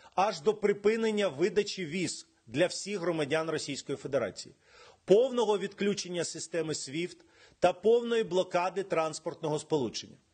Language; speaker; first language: Ukrainian; non-native, local second language; Russian